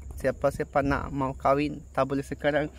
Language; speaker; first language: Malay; non-native, learner; Bangla